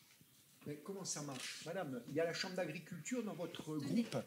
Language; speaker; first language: French; native; French